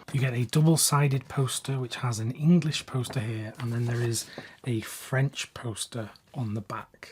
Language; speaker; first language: English; native; English